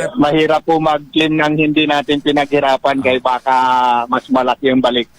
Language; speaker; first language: Filipino; non-native, local second language; Waray